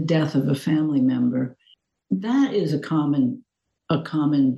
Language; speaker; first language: English; native; English